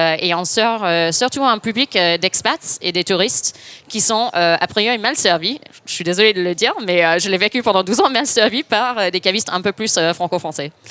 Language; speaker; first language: French; non-native, fluent; English